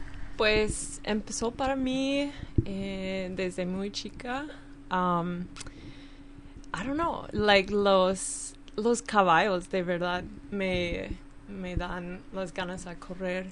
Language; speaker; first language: Spanish; non-native, learner; English